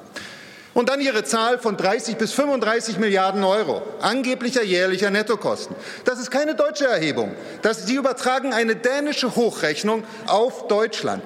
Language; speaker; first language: German; native; German